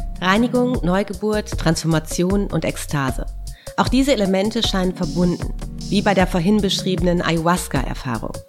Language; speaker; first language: German; native; German